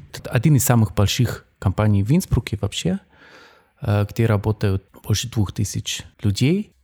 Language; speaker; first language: Russian; non-native, fluent; German